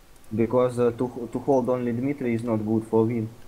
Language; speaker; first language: English; non-native, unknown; Russian